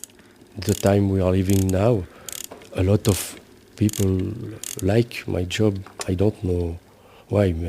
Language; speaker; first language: English; non-native, learner; French